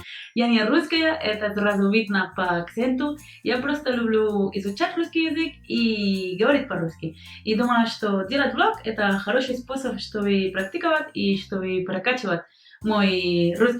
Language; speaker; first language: Russian; non-native, fluent; Spanish